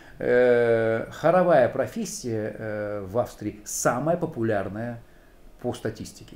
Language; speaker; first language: Russian; native; Russian